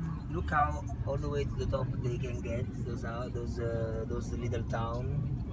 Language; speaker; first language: English; non-native, fluent; Italian